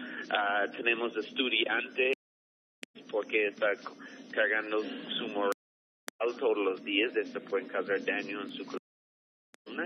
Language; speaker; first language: Spanish; non-native, fluent; English